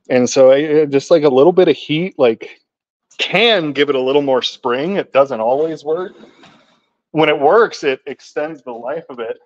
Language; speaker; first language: English; native; English